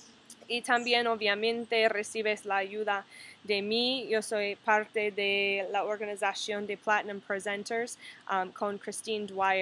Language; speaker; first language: Spanish; non-native, fluent; English